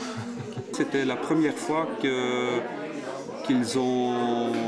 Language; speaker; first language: French; non-native, local second language; Dutch